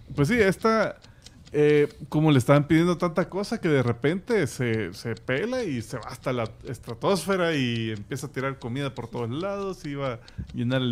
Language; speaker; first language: Spanish; native; Spanish